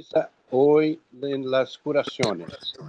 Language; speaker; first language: Spanish; non-native, learner; Portuguese